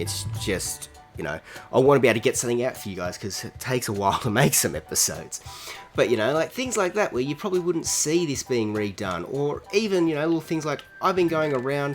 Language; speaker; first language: English; native; English